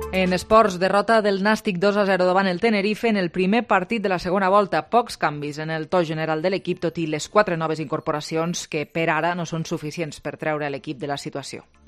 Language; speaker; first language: Catalan; native; Catalan